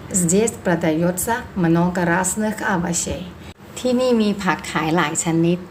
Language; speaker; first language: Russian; non-native, fluent; Thai